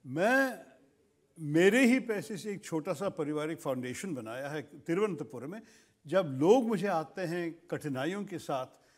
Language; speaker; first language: Hindi; non-native, local second language; Malayalam